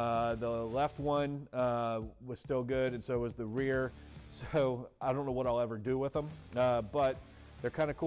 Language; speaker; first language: English; native; English